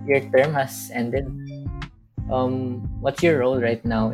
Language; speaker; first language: English; non-native, local second language; Hiligaynon